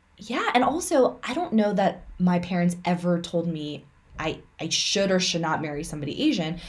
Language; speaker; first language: English; early bilingual, other home language; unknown